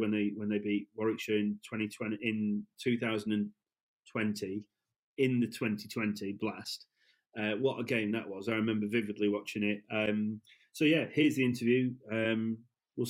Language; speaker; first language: English; native; English